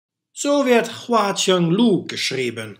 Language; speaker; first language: German; non-native, fluent; Dutch